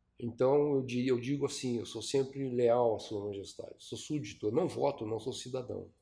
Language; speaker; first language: Portuguese; early bilingual, other home language; Chinese